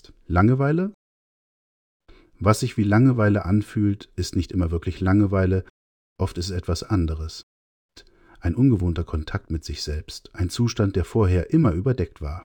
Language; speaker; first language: German; native; German